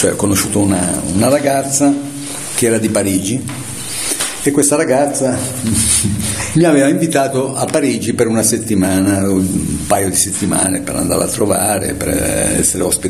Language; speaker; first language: Italian; native; Italian